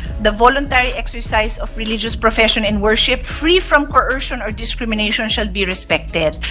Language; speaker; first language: English; non-native, local second language; Filipino